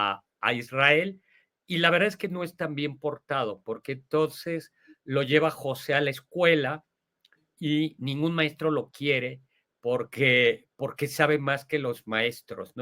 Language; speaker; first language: Spanish; native; Spanish